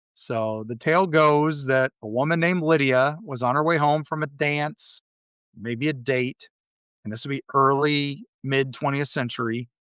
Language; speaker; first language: English; native; English